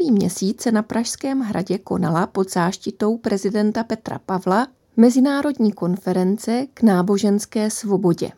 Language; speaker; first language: Czech; native; Czech